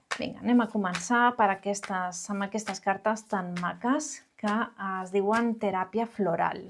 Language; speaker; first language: Catalan; non-native, local second language; Spanish